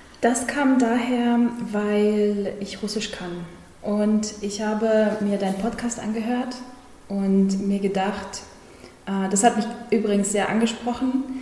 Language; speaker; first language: German; early bilingual, other home language; Russian